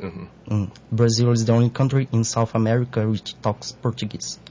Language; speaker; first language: English; non-native, fluent; Portuguese